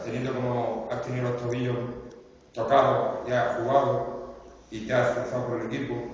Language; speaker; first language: Spanish; native; Spanish